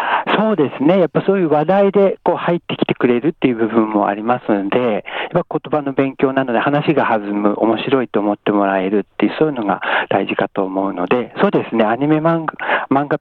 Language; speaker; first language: Japanese; native; Japanese